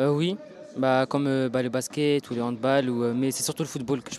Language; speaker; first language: French; native; French